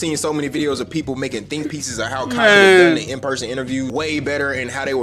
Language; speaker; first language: English; native; English